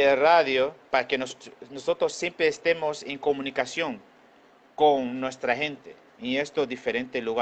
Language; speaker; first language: Spanish; non-native, local second language; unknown